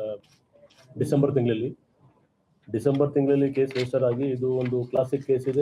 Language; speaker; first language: Kannada; non-native, fluent; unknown